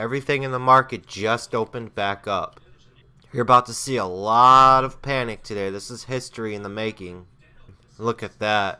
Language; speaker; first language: English; native; English